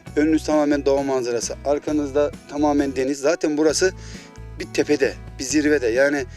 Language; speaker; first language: Turkish; native; Turkish